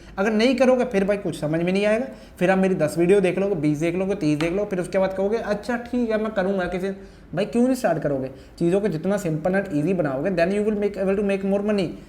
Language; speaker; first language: Hindi; native; Hindi